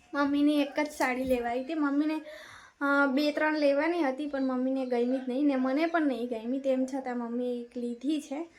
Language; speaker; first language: Gujarati; native; Gujarati